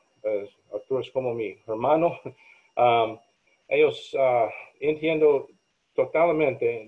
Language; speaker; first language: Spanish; non-native, learner; English